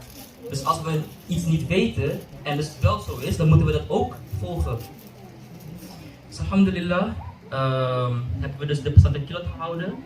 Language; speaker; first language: Dutch; early bilingual, other home language; Indonesian